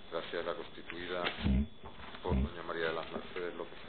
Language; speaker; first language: Spanish; native; Spanish